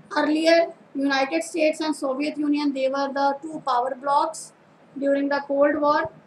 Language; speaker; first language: English; non-native, local second language; Punjabi